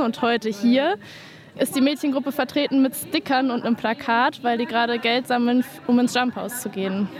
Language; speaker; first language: German; native; German